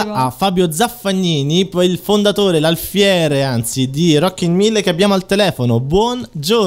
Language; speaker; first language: Italian; native; Italian